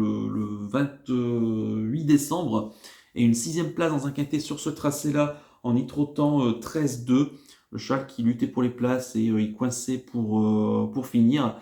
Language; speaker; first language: French; native; French